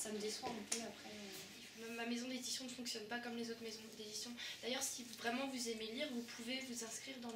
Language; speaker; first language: French; native; French